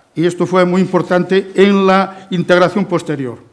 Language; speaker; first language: Spanish; non-native, local second language; Galician